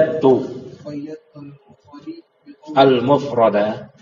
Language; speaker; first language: Arabic; non-native, fluent; Indonesian